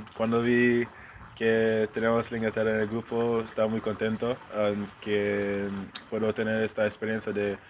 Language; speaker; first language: Spanish; non-native, fluent; English